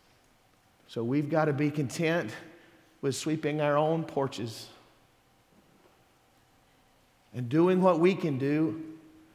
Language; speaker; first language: English; native; English